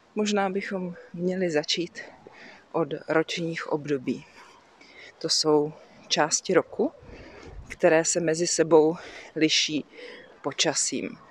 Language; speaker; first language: Czech; native; Czech